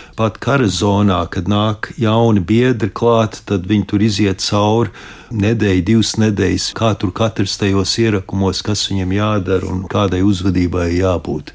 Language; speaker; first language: Latvian; early bilingual, heritage; Latvian